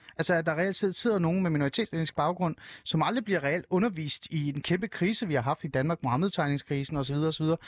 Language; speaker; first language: Danish; early bilingual, other home language; Persian